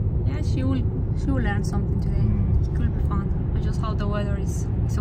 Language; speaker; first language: English; non-native, fluent; Spanish